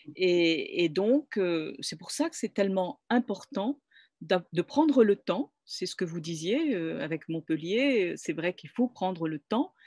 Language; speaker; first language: French; native; French